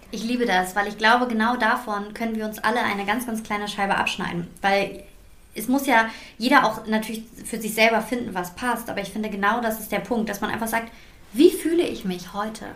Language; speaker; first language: German; native; German